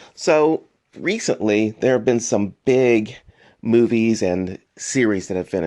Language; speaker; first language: English; native; English